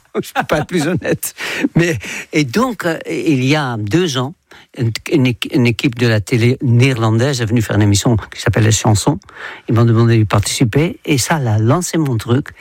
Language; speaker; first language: French; non-native, fluent; Dutch